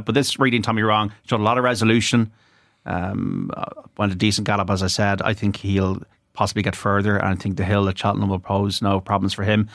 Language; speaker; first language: English; native; English